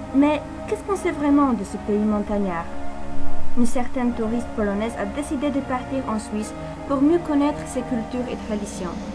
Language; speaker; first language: French; non-native, fluent; Polish